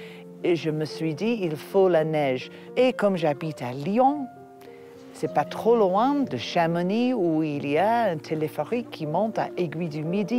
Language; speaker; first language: French; non-native, fluent; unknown